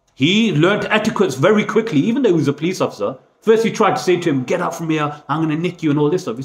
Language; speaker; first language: English; native; English